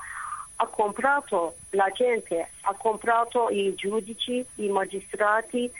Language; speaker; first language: Italian; non-native, fluent; Turkish